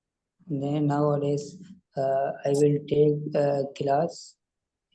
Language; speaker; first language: English; non-native, learner; Urdu